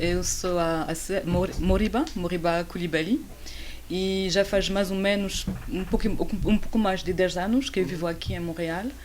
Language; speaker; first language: Portuguese; non-native, fluent; French